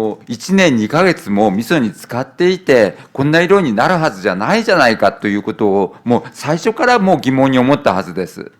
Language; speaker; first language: Japanese; native; Japanese